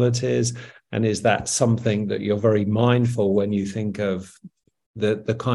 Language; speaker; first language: English; native; English